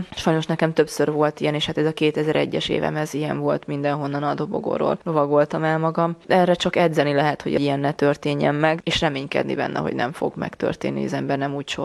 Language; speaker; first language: Hungarian; native; Hungarian